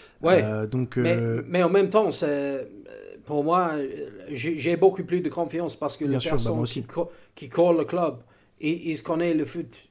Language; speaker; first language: French; non-native, learner; English